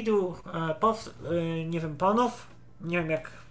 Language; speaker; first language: Polish; native; Polish